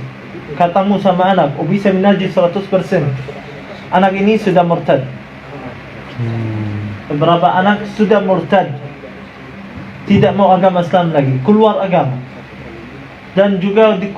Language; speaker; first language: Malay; non-native, fluent; Arabic